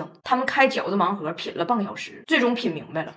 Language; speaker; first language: Chinese; native; Chinese